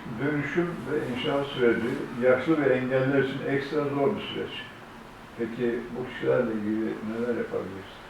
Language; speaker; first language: Turkish; native; Turkish